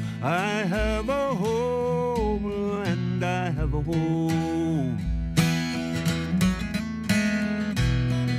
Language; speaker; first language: English; native; English